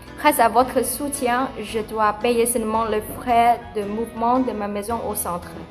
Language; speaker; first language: French; non-native, fluent; Vietnamese